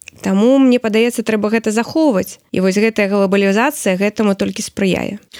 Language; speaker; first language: Belarusian; non-native, local second language; Russian